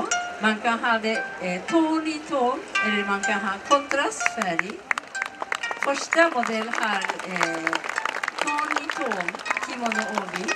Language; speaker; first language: Swedish; non-native, learner; Japanese